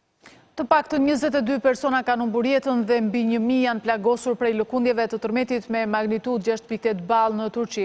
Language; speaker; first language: Albanian; native; Albanian